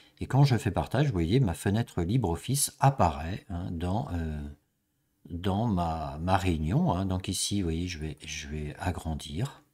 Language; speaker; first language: French; native; French